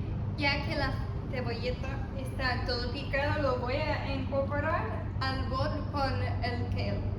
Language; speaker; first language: Spanish; early bilingual, heritage; Spanish